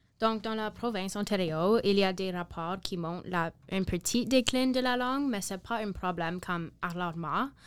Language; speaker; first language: French; non-native, learner; English